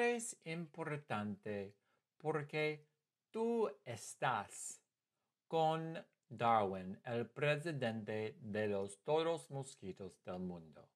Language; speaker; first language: Spanish; non-native, fluent; English